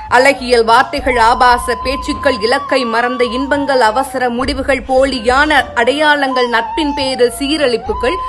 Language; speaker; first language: Tamil; non-native, local second language; Telugu